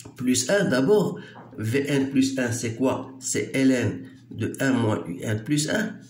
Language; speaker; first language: French; non-native, local second language; Arabic